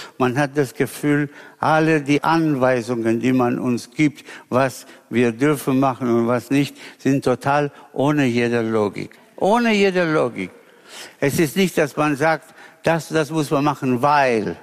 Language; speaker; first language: German; non-native, fluent; Spanish